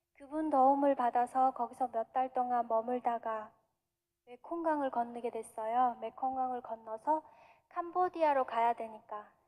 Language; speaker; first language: Korean; native; Korean